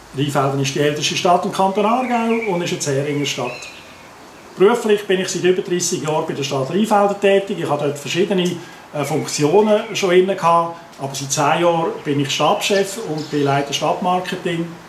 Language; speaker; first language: German; native; German